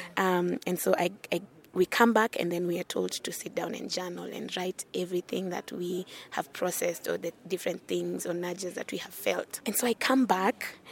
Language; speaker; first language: English; non-native, local second language; Luo (Kenya and Tanzania)